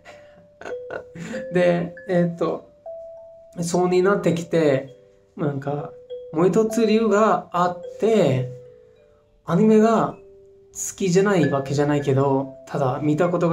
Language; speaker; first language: Japanese; non-native, fluent; Hindi